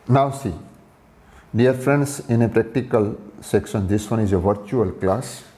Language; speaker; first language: English; non-native, local second language; Gujarati